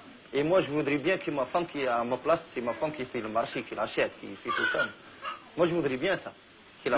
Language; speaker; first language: French; non-native, learner; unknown